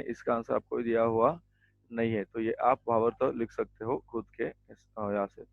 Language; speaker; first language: Hindi; non-native, local second language; Marathi